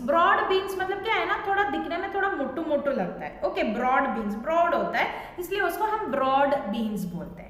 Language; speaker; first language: Hindi; native; Hindi